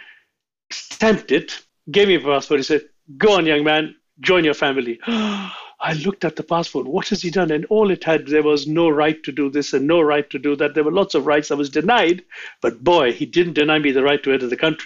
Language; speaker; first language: English; non-native, local second language; Sindhi